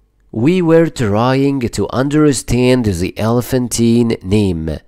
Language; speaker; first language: English; non-native, fluent; Arabic